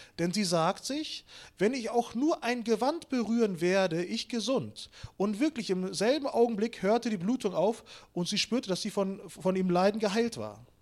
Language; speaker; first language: German; early bilingual, other home language; Russian